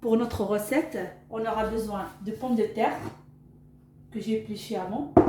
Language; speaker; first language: French; non-native, local second language; Arabic